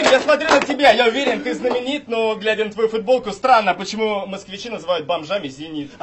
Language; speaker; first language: Russian; native; Russian